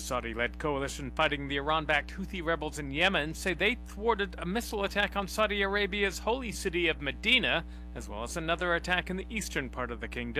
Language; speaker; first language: English; native; English